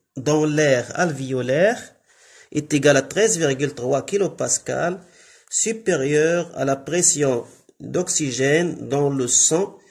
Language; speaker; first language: French; non-native, local second language; Arabic